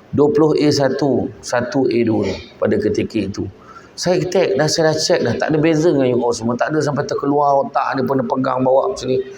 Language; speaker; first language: Malay; native; Malay